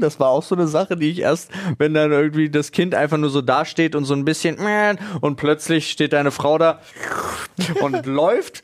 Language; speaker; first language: German; native; German